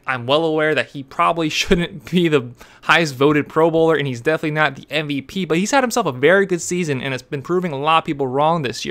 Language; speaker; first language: English; native; English